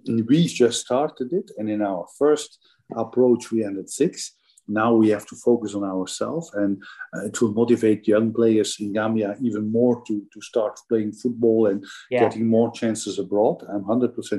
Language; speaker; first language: English; non-native, fluent; Dutch